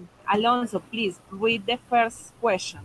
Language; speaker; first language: English; non-native, local second language; Spanish